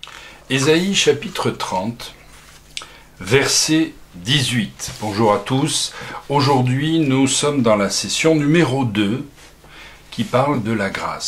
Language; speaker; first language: French; native; French